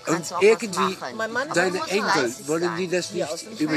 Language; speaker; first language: German; non-native, fluent; Dutch